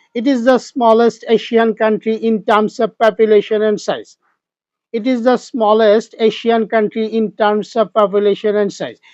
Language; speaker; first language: English; non-native, local second language; Bangla